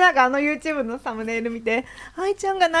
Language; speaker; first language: Japanese; native; Japanese